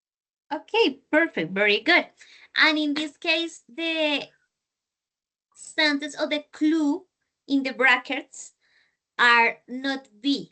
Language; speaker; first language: English; non-native, learner; Spanish